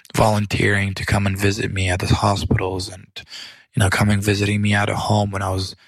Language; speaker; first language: English; early bilingual, other home language; Romanian